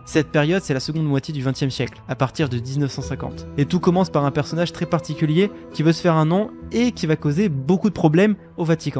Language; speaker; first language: French; native; French